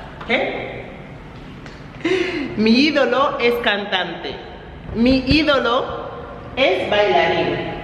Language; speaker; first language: Spanish; non-native, fluent; English